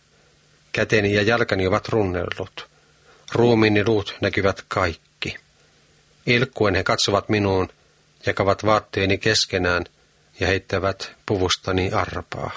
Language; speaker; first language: Finnish; native; Finnish